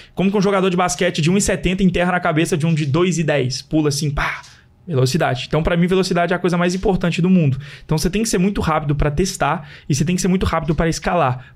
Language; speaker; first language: Portuguese; native; Portuguese